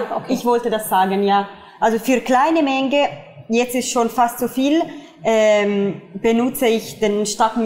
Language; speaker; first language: German; non-native, fluent; Italian